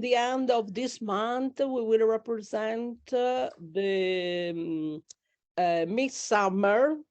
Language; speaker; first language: English; non-native, learner; Italian